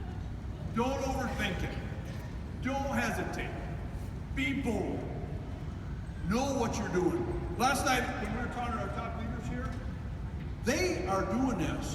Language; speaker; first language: English; native; English